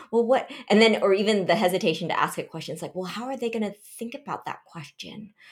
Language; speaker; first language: English; early bilingual, other home language; Vietnamese